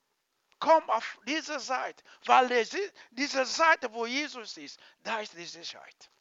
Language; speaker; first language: German; non-native, learner; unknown